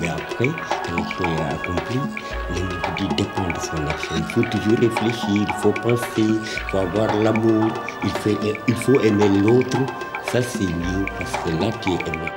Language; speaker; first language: French; non-native, local second language; Wolof